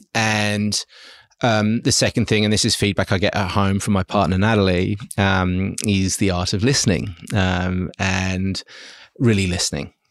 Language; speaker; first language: English; early bilingual, other home language; German